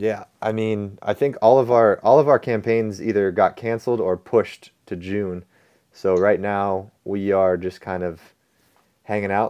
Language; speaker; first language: English; native; English